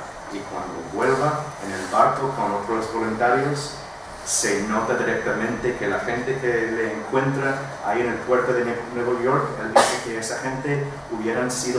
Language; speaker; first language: Spanish; non-native, fluent; English